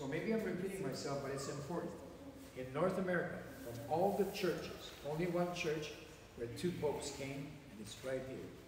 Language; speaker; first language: English; non-native, fluent; French